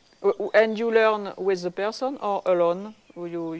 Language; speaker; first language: English; non-native, learner; French